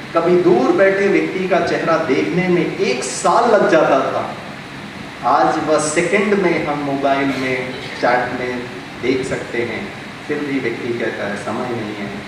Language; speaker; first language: Hindi; non-native, local second language; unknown